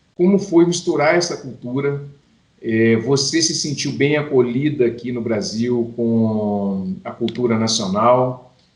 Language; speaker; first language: Portuguese; native; Portuguese